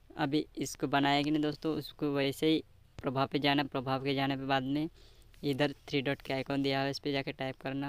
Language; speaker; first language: Hindi; native; Hindi